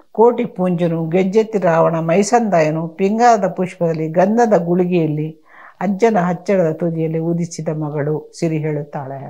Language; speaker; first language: Kannada; non-native, local second language; Tulu